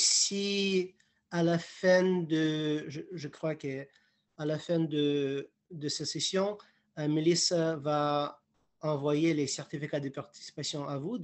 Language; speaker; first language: French; non-native, fluent; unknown